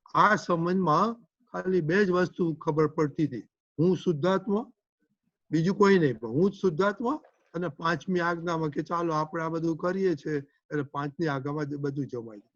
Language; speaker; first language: Gujarati; early bilingual, heritage; Gujarati